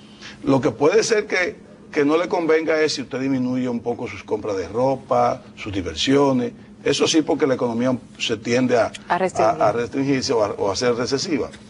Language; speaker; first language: Spanish; native; Spanish